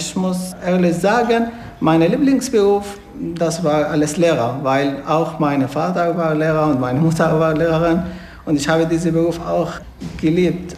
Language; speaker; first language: German; non-native, fluent; Arabic